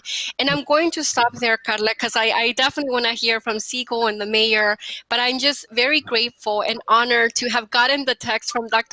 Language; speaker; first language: English; early bilingual, other home language; Spanish